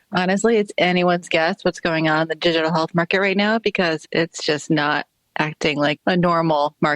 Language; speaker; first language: English; native; English